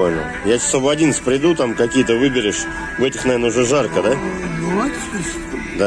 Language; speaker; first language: Russian; native; Russian